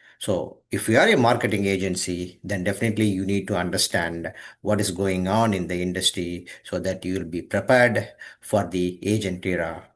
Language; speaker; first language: English; non-native, local second language; Tamil